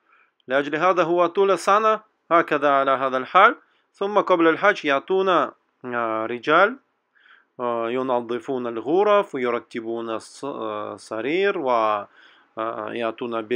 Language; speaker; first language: Arabic; non-native, fluent; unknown